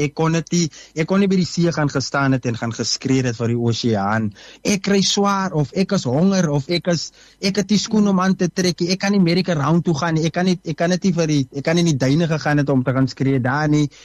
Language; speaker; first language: Afrikaans; native; Afrikaans